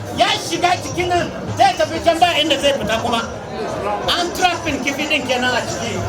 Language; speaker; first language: Hausa; non-native, local second language; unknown